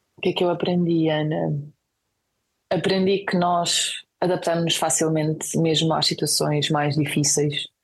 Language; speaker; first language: Portuguese; early bilingual, other home language; Ukrainian